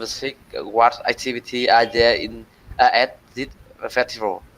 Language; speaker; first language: English; non-native, learner; Vietnamese